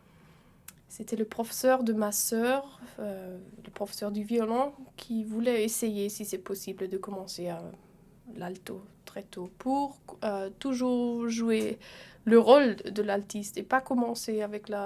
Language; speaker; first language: French; non-native, fluent; German